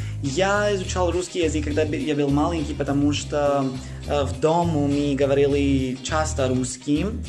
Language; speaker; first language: Russian; early bilingual, heritage; Russian